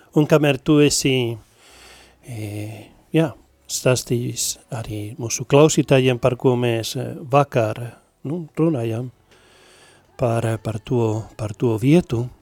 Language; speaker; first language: Latvian; non-native, fluent; Spanish